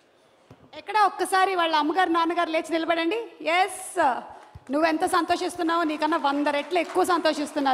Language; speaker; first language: Telugu; native; Telugu